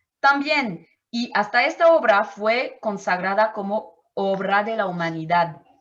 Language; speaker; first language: Spanish; non-native, fluent; French